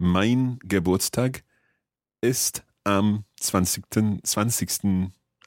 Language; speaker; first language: German; non-native, learner; English